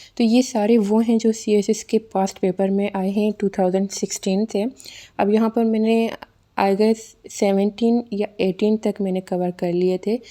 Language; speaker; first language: Urdu; non-native, local second language; Sindhi